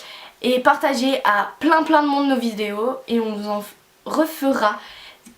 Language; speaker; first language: French; native; French